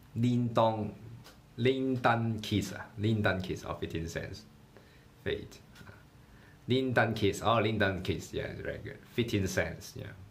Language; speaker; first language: English; non-native, learner; Chinese